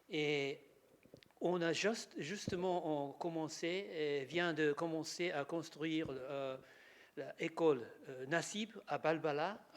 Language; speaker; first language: French; non-native, learner; Japanese